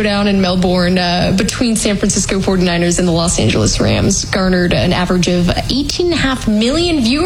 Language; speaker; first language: English; native; English